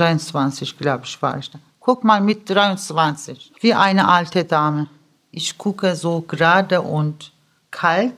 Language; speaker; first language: German; early bilingual, other home language; Turkish